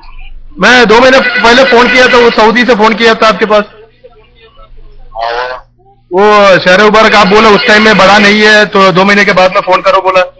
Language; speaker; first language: Hindi; non-native, local second language; Malayalam